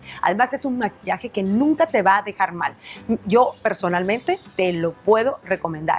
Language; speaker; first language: Spanish; native; Spanish